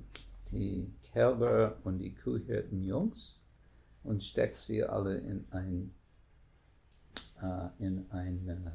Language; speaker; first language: German; non-native, fluent; English